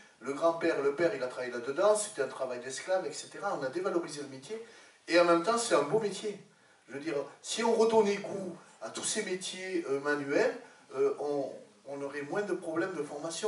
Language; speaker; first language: French; native; French